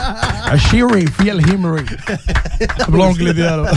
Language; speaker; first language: Arabic; native; Arabic